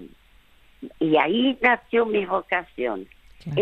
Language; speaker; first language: Spanish; non-native, fluent; French